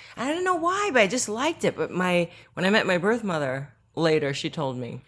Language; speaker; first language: English; early bilingual, other home language; Korean